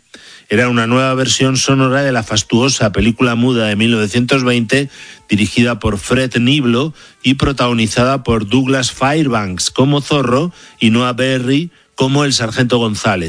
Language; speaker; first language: Spanish; native; Spanish